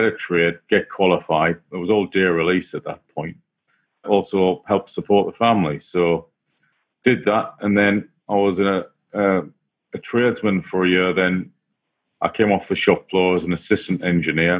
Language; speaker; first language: English; native; English